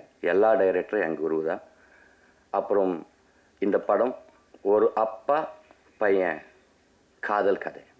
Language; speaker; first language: Tamil; non-native, learner; Telugu